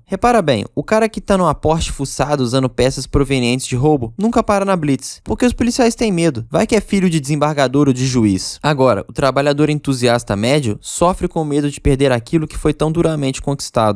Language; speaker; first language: Portuguese; native; Portuguese